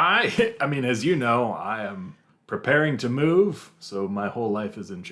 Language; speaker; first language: English; native; English